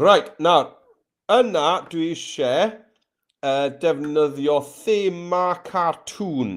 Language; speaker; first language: Welsh; native; Welsh